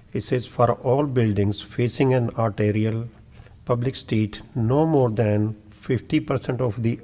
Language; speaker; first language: English; non-native, local second language; Punjabi